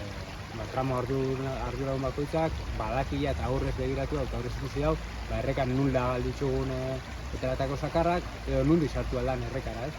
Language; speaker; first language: Basque; native; Basque